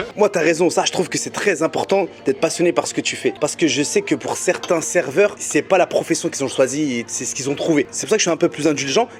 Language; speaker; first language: French; early bilingual, other home language; Riffian